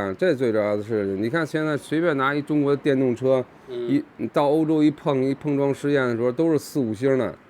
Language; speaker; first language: Chinese; native; Chinese